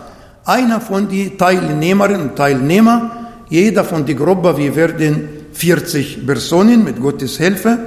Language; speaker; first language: German; non-native, learner; Arabic